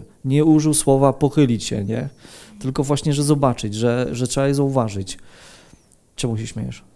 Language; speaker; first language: Polish; native; Polish